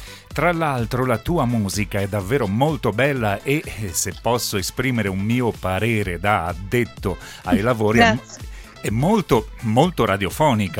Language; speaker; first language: Italian; native; Italian